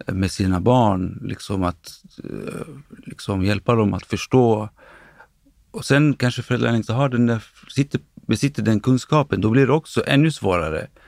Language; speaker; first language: Swedish; early bilingual, other home language; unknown